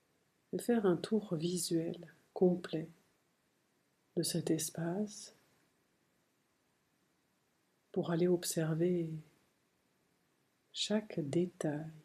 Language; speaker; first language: French; native; French